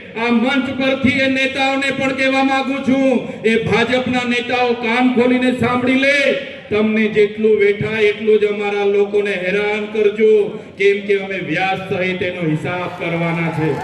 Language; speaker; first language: Gujarati; non-native, local second language; Vasavi